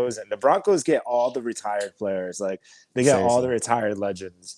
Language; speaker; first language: English; native; English